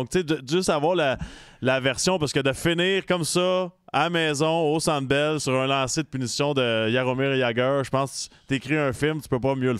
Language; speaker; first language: French; native; French